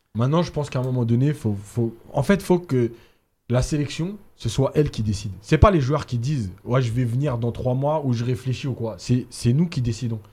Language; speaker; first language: French; native; French